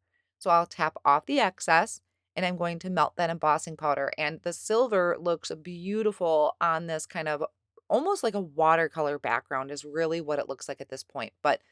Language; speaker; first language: English; native; English